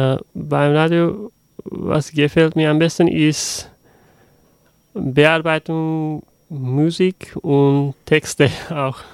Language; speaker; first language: German; non-native, learner; Uzbek